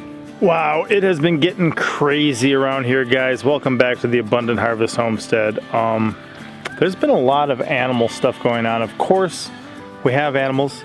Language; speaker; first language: English; native; English